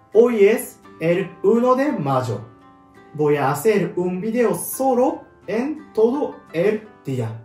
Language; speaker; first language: Spanish; non-native, learner; Japanese